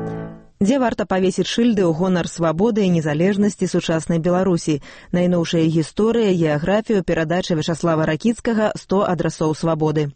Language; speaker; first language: Belarusian; native; Belarusian